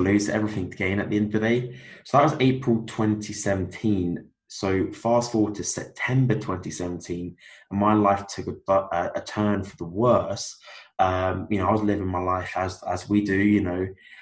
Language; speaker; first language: English; native; English